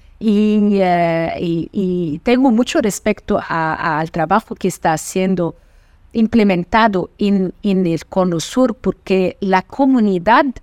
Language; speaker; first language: Spanish; non-native, fluent; Portuguese